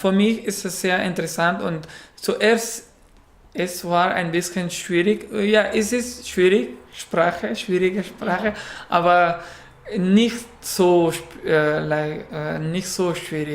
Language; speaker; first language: German; non-native, learner; Pashto